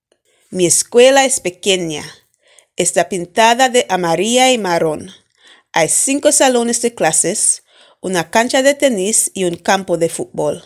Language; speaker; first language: Spanish; non-native, fluent; English